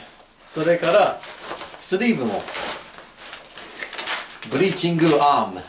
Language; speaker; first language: Japanese; non-native, learner; English